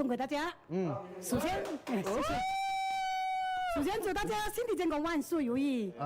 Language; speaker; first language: Chinese; native; Chinese